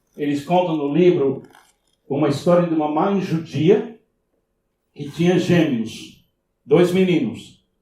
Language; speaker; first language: Portuguese; non-native, fluent; English